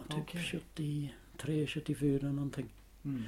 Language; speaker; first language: Swedish; non-native, fluent; English